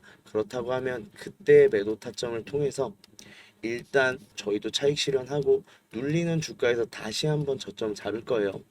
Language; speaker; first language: Korean; native; Korean